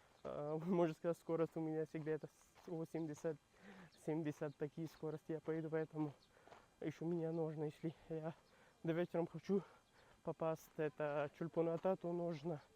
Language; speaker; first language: Russian; non-native, learner; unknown